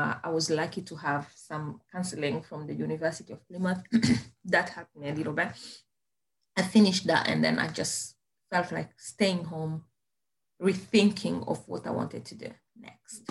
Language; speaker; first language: English; non-native, fluent; Kinyarwanda